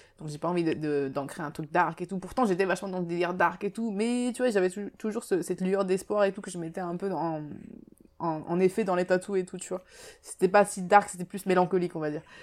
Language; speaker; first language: French; early bilingual, other home language; Japanese